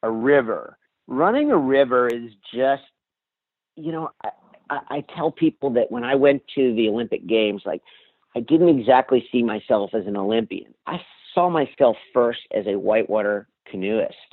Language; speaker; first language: English; native; English